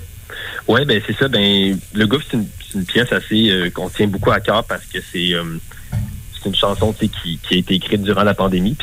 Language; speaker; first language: French; native; French